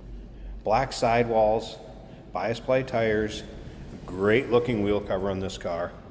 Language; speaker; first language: English; native; English